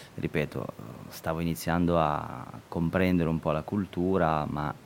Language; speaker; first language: Italian; early bilingual, other home language; Albanian